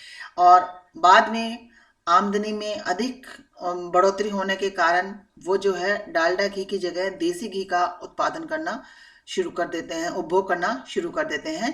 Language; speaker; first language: Hindi; native; Hindi